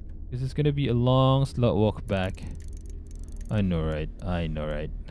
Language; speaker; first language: English; non-native, local second language; Malay